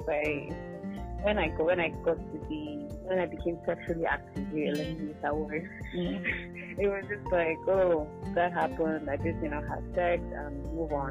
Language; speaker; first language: English; non-native, local second language; Yoruba